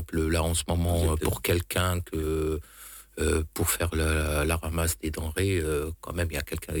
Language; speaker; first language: French; non-native, local second language; Arabic